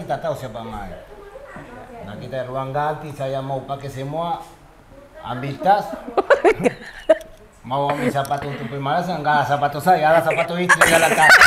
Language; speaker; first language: Indonesian; non-native, fluent; Spanish